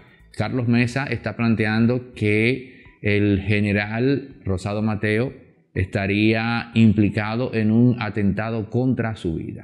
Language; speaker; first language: Spanish; native; Spanish